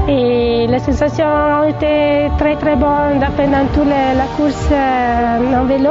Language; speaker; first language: French; non-native, learner; Italian